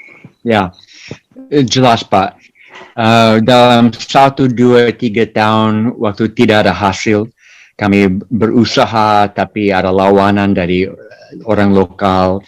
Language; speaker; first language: Indonesian; non-native, fluent; English